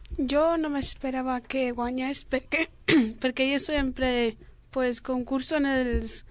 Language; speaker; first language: Catalan; early bilingual, other home language; Arabic